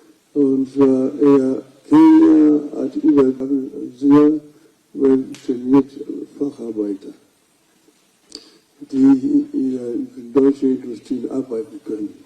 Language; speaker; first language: German; non-native, fluent; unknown